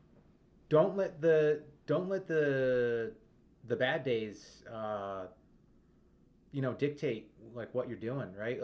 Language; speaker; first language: English; native; English